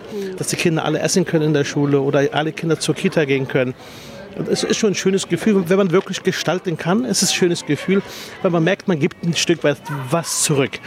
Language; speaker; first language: German; early bilingual, other home language; Arabic